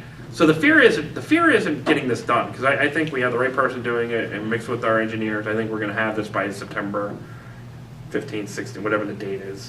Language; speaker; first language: English; native; English